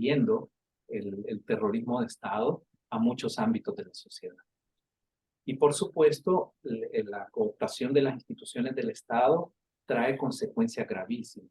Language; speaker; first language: Spanish; native; Spanish